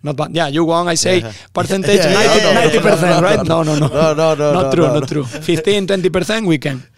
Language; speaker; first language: English; non-native, fluent; Spanish